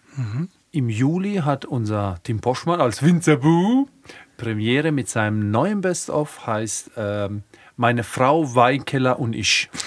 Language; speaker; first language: German; early bilingual, other home language; Croatian